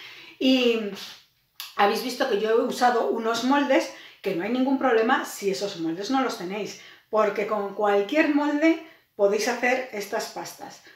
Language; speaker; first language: Spanish; native; Spanish